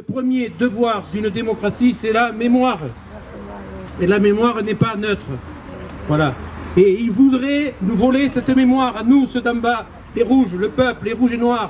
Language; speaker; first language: French; native; French